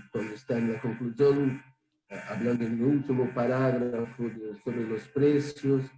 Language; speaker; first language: Spanish; non-native, fluent; Portuguese